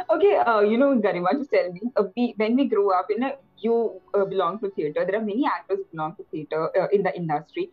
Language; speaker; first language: English; non-native, local second language; Hindi